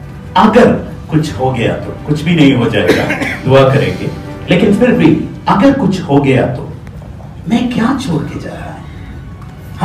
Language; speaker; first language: Hindi; non-native, fluent; Bangla